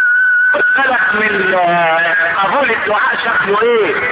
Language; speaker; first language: Arabic; native; Arabic